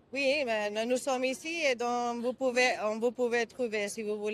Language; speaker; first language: French; non-native, learner; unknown